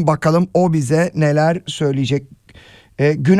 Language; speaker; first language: Turkish; native; Turkish